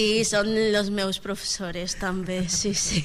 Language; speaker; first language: Catalan; non-native, learner; Spanish